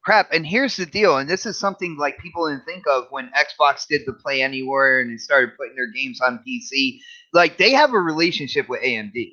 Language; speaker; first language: English; native; English